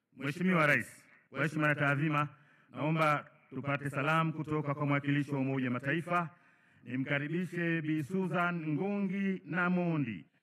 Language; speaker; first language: Swahili; native; Swahili